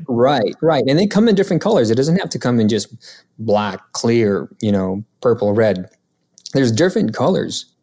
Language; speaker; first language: English; non-native, local second language; Filipino